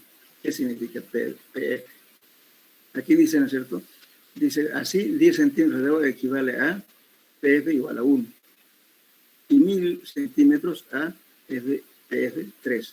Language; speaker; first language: Spanish; native; Spanish